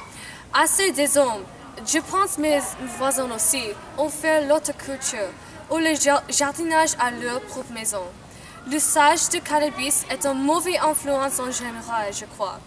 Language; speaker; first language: French; non-native, learner; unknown